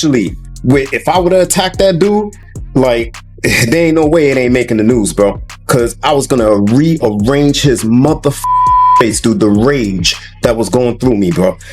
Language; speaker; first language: English; native; English